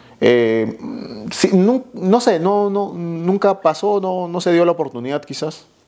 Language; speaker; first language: Spanish; native; Spanish